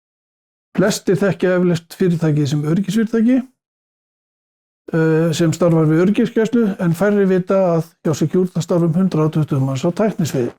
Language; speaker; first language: Icelandic; native; Icelandic